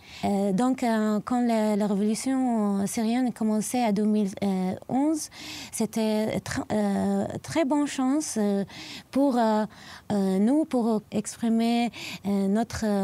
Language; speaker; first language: French; non-native, learner; Arabic